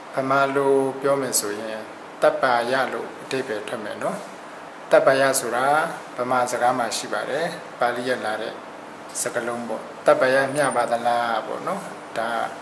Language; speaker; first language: Burmese; native; Burmese